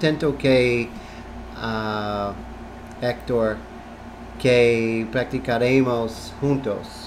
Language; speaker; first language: Spanish; non-native, learner; English